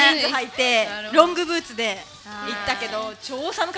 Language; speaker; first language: Japanese; native; Japanese